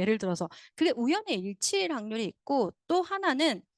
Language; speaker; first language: Korean; native; Korean